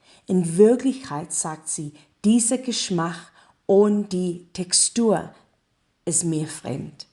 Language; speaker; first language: German; non-native, learner; English